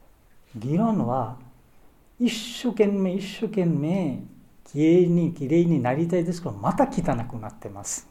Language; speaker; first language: Japanese; non-native, learner; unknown